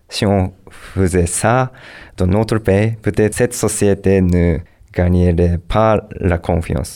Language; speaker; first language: French; non-native, learner; Japanese